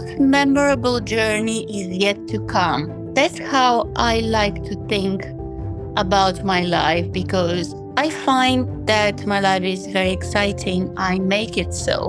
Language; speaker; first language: English; non-native, fluent; Bulgarian